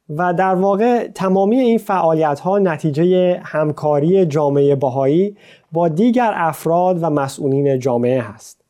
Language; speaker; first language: Persian; native; Persian